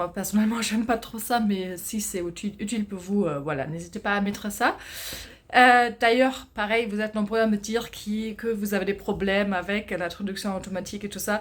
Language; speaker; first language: French; non-native, fluent; German